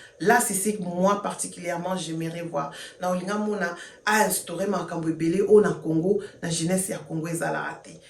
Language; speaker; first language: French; non-native, local second language; Lingala